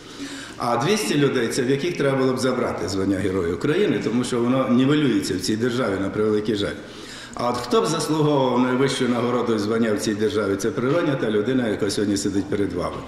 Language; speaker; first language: Ukrainian; native; Ukrainian